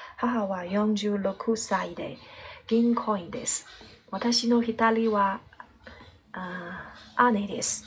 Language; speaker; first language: Japanese; non-native, learner; Chinese